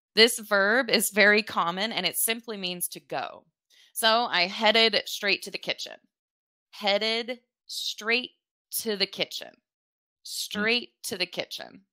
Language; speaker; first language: English; native; English